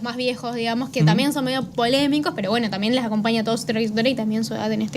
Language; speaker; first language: Spanish; native; Spanish